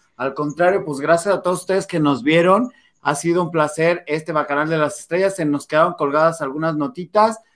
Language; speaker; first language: Spanish; native; Spanish